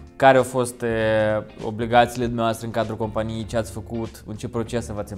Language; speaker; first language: Romanian; native; Romanian